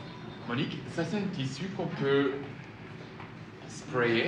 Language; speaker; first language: French; non-native, fluent; Dutch